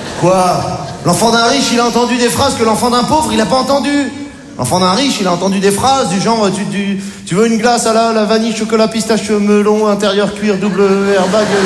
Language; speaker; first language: French; native; French